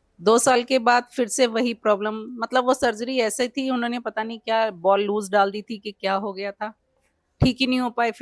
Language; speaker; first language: Hindi; native; Hindi